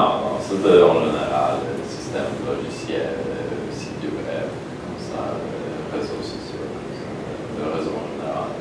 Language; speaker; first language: French; non-native, learner; Polish